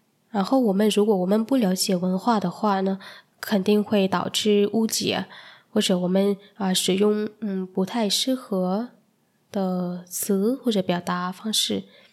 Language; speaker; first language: Chinese; non-native, fluent; Vietnamese